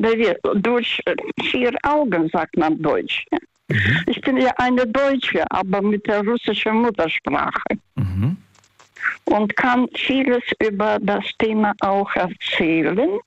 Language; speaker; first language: German; non-native, fluent; Russian